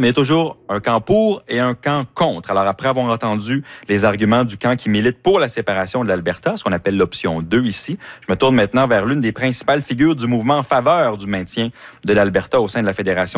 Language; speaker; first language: French; native; French